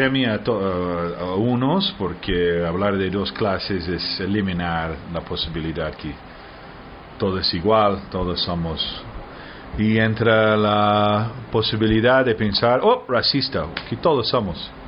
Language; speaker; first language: Spanish; early bilingual, heritage; Spanish